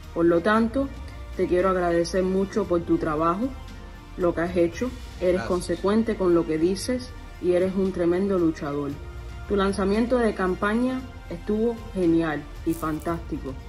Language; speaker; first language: Spanish; early bilingual, heritage; Spanish